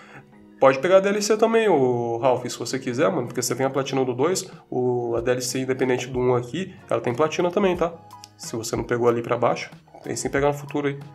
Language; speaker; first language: Portuguese; native; Portuguese